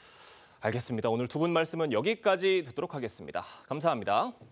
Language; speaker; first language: Korean; native; Korean